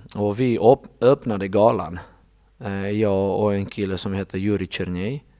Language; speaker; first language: Swedish; non-native, fluent; Russian